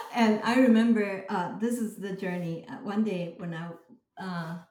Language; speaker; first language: English; non-native, fluent; Chinese